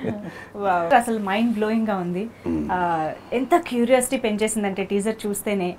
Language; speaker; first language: Telugu; native; Telugu